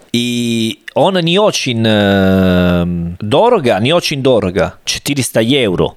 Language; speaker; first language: Russian; non-native, learner; Italian